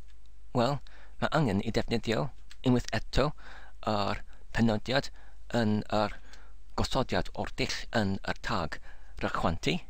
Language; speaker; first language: Welsh; non-native, learner; English